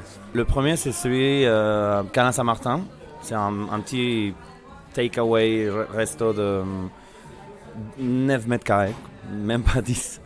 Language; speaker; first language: French; non-native, fluent; Spanish